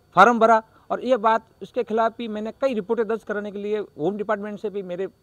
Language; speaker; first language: Hindi; native; Hindi